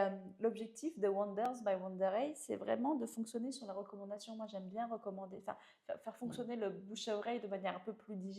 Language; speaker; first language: French; native; French